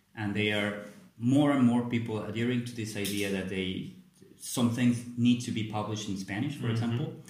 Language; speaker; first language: English; non-native, fluent; Spanish